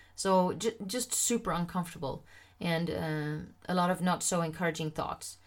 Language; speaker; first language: English; non-native, fluent; Swedish